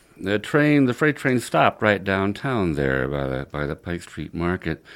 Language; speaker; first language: English; native; English